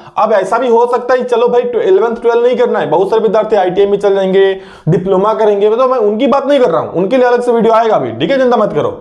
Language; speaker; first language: Hindi; native; Hindi